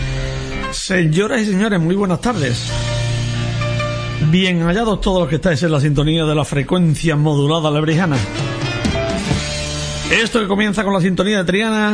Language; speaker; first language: Spanish; native; Spanish